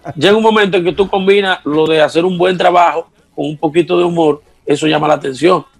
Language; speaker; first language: Spanish; native; Spanish